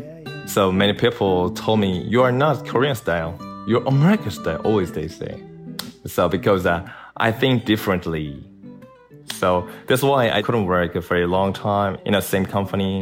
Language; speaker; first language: English; non-native, learner; Korean